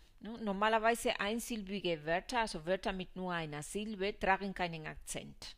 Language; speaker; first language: German; non-native, fluent; Spanish